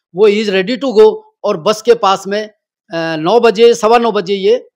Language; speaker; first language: Hindi; native; Hindi